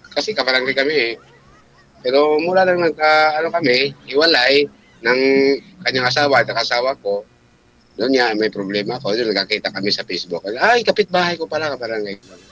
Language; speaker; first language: Filipino; non-native, local second language; Cebuano